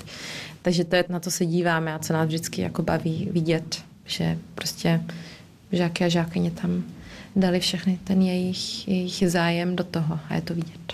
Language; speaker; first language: Czech; early bilingual, heritage; Czech